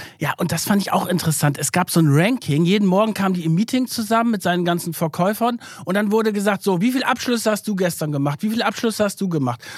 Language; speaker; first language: German; early bilingual, other home language; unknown